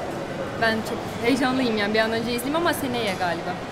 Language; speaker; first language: Turkish; non-native, fluent; Portuguese